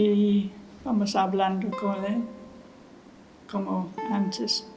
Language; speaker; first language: Spanish; non-native, fluent; English